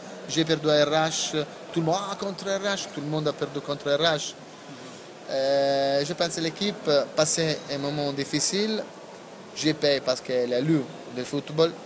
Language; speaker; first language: French; non-native, learner; Italian